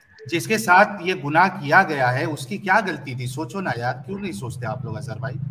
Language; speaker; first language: Hindi; native; Hindi